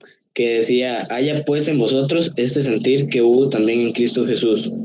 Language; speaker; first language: Spanish; native; Spanish